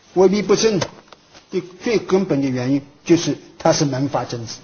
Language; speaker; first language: Chinese; native; Chinese